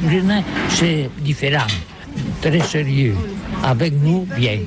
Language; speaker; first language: French; non-native, learner; Catalan